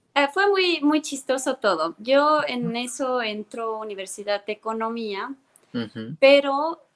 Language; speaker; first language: Spanish; non-native, fluent; Estonian